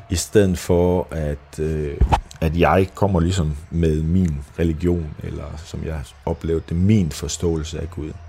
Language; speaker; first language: Danish; native; Danish